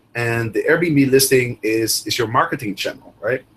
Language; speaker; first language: English; non-native, fluent; Dutch